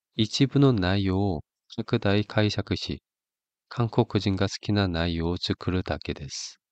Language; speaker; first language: Japanese; non-native, fluent; Korean